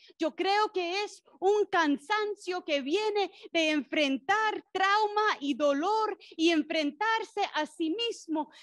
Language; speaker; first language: Spanish; non-native, fluent; English